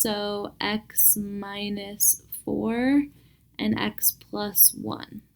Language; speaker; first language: English; native; English